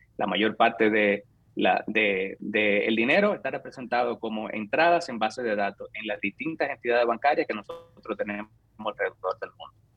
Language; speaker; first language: Spanish; native; Spanish